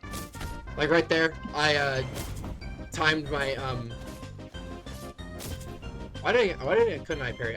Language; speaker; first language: English; native; English